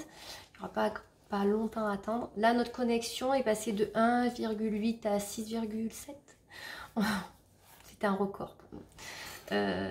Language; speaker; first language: French; native; French